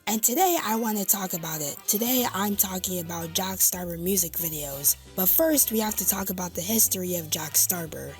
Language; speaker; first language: English; native; English